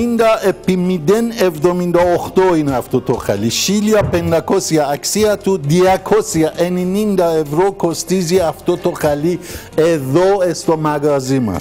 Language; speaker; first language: Greek; non-native, learner; Persian